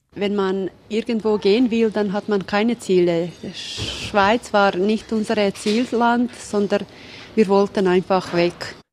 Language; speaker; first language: German; non-native, fluent; Bosnian